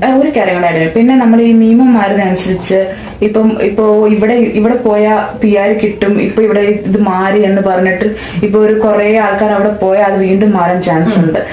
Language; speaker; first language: Malayalam; non-native, local second language; English